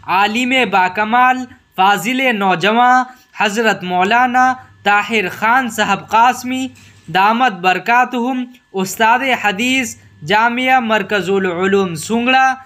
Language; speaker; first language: Urdu; native; Urdu